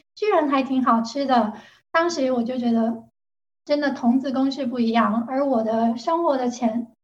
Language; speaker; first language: Chinese; non-native, local second language; Cantonese